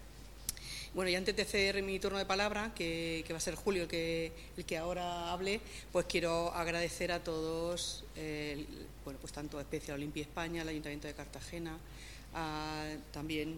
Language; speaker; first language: Spanish; native; Spanish